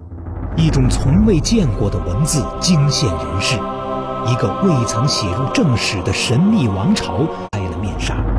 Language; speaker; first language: Chinese; native; Chinese